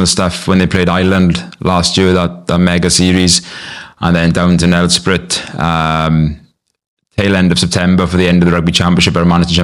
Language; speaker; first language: English; native; English